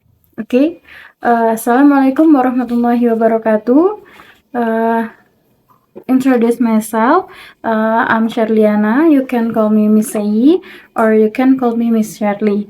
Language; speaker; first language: English; non-native, learner; Indonesian